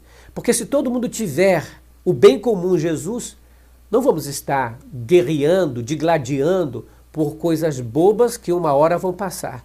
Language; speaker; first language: Portuguese; native; Portuguese